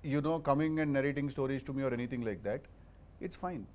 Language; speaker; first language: English; non-native, local second language; Telugu